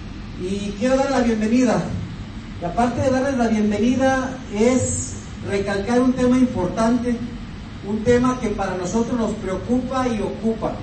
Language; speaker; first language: Spanish; native; Spanish